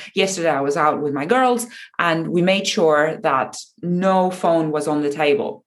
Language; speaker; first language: English; non-native, fluent; Japanese